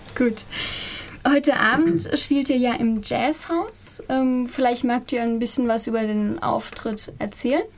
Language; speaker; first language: German; native; German